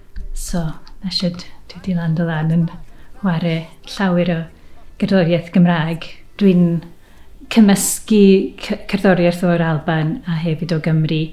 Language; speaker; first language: Welsh; early bilingual, heritage; Welsh